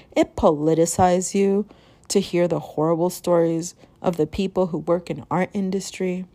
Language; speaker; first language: English; early bilingual, other home language; Spanish